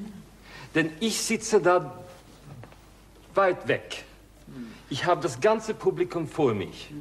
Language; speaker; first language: German; non-native, fluent; Swedish